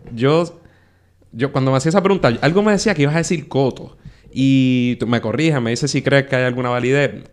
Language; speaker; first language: Spanish; native; Spanish